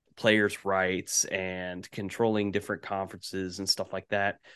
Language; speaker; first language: English; native; English